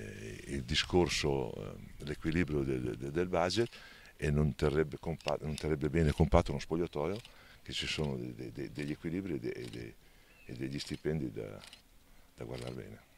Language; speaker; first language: Italian; native; Italian